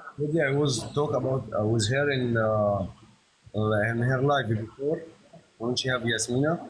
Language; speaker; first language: English; non-native, learner; Arabic